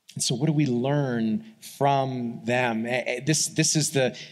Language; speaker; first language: English; native; English